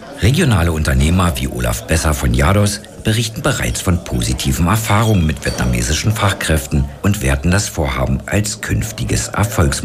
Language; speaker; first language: German; native; German